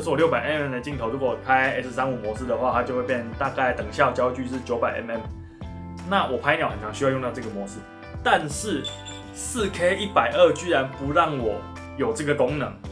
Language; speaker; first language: Chinese; native; Chinese